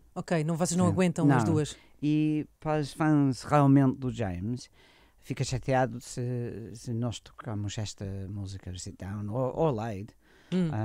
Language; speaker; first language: Portuguese; non-native, learner; English